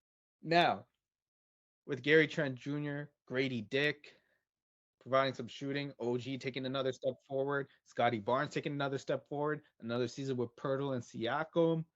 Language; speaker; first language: English; native; English